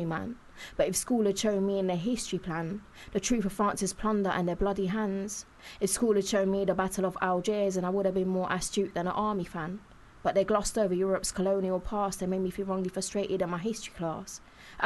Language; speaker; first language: English; native; English